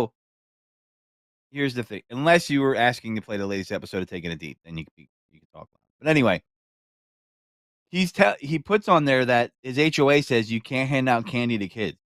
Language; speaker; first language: English; native; English